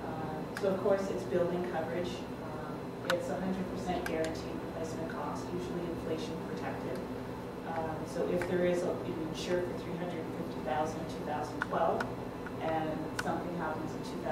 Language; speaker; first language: English; native; English